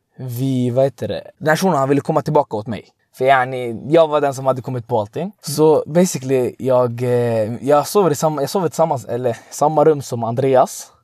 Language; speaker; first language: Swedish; early bilingual, other home language; Arabic